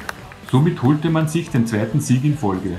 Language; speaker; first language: German; native; German